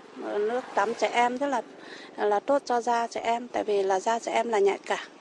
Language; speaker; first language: Vietnamese; non-native, local second language; Iu Mien